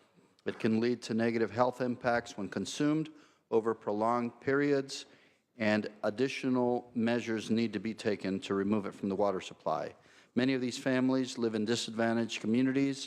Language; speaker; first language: English; native; English